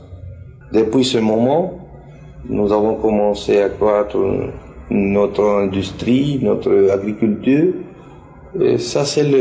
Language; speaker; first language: French; non-native, fluent; Spanish